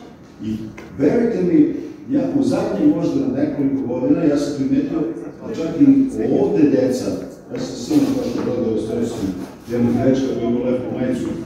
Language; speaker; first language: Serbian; early bilingual, heritage; Serbian